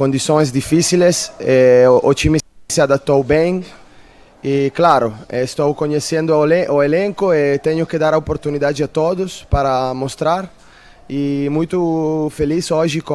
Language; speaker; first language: Portuguese; non-native, fluent; Italian